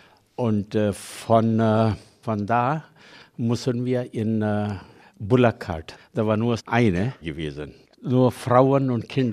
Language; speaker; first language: German; non-native, learner; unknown